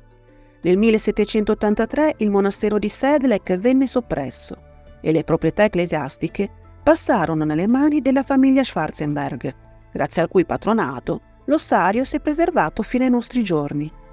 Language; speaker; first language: Italian; native; Italian